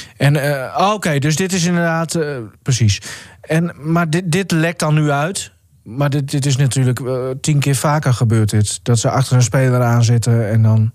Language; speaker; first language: Dutch; native; Dutch